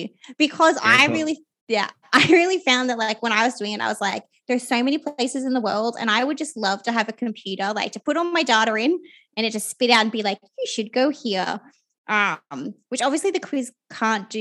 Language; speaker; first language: English; native; English